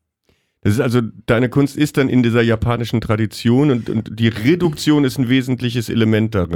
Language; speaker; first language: German; native; German